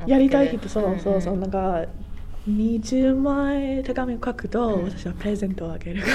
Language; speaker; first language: Japanese; non-native, learner; English